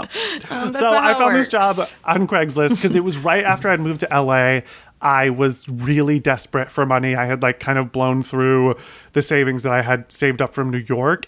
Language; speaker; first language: English; native; English